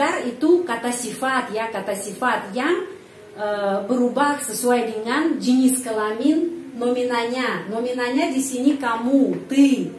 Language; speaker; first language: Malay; non-native, fluent; Russian